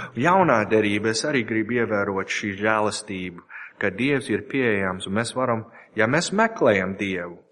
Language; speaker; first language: Latvian; non-native, learner; English